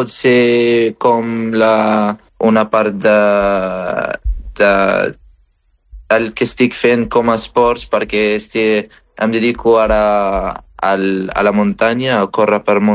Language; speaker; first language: Catalan; non-native, fluent; Arabic